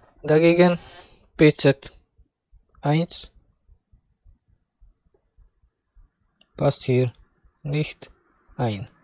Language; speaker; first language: German; non-native, fluent; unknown